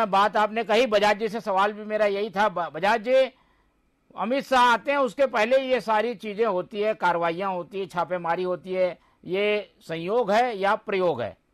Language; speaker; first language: Hindi; native; Hindi